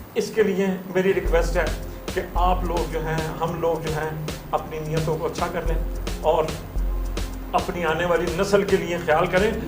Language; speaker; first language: Urdu; non-native, local second language; Punjabi